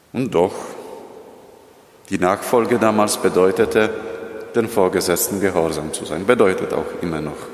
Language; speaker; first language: German; non-native, fluent; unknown